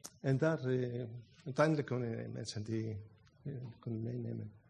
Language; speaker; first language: Dutch; non-native, learner; Hebrew